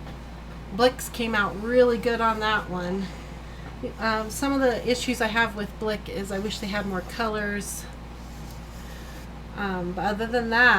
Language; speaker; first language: English; native; English